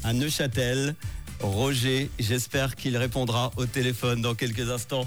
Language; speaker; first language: French; native; French